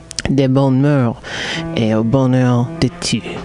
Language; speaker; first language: French; non-native, fluent; English